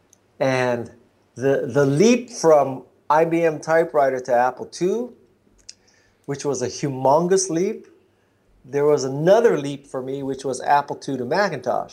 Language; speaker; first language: English; native; English